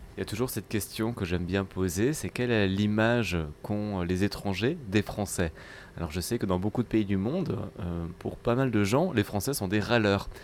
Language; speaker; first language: French; native; French